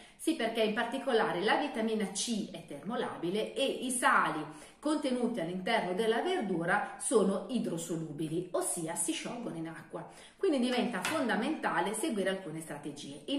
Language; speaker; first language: Italian; native; Italian